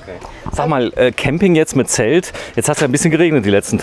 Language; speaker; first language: German; native; German